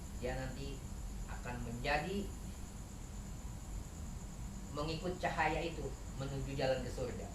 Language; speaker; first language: Indonesian; native; Indonesian